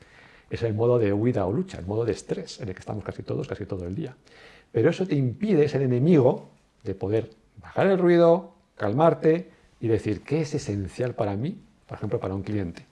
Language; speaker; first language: Spanish; native; Spanish